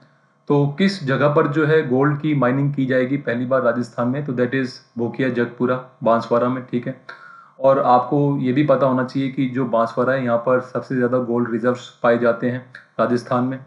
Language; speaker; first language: Hindi; native; Hindi